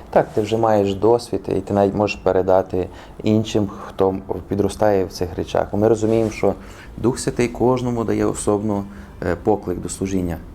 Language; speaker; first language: Ukrainian; native; Ukrainian